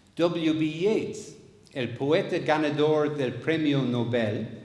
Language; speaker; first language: Spanish; non-native, fluent; English